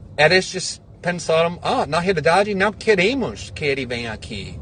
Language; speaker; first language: Portuguese; non-native, fluent; English